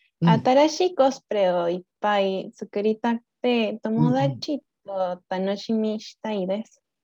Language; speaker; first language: Japanese; non-native, learner; Spanish